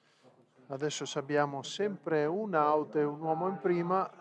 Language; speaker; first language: Italian; native; Italian